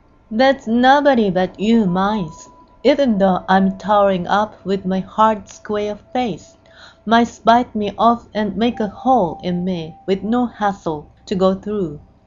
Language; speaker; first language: English; non-native, fluent; Japanese